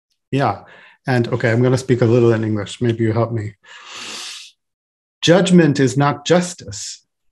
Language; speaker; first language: English; native; English